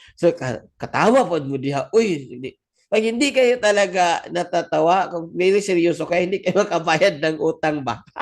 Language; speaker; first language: Filipino; non-native, local second language; Cebuano